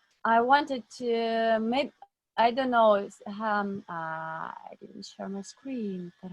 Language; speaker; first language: English; non-native, learner; Russian